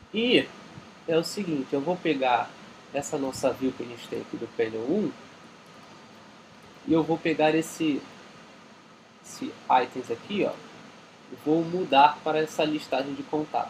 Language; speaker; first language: Portuguese; native; Portuguese